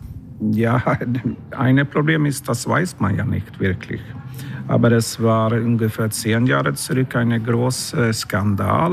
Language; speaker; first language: German; non-native, learner; Swedish